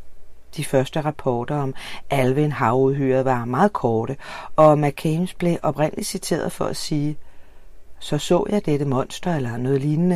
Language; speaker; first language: Danish; native; Danish